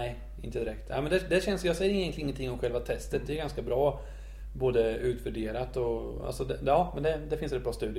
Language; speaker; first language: Swedish; native; Swedish